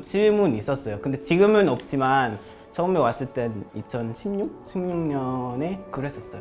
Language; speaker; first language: Korean; non-native, fluent; Kinyarwanda